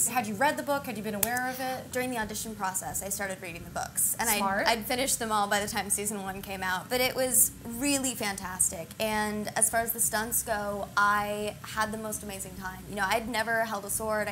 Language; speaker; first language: English; native; English